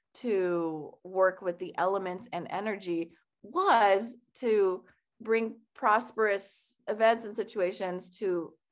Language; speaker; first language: English; early bilingual, other home language; Persian